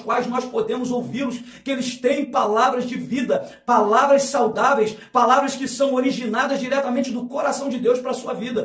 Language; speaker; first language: Portuguese; native; Portuguese